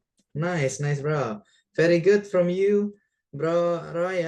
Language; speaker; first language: English; non-native, learner; Indonesian